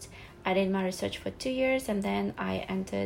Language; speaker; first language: English; non-native, fluent; Russian